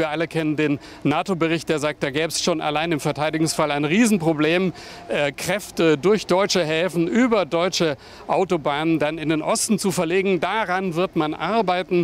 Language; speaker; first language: German; native; German